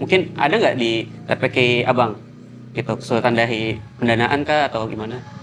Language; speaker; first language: Indonesian; native; Indonesian